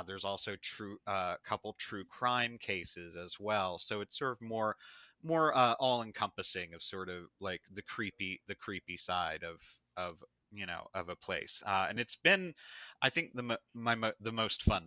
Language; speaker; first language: English; native; English